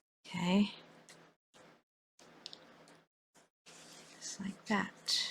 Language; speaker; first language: English; native; English